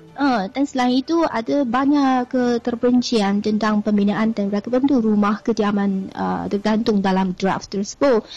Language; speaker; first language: Malay; non-native, fluent; Chinese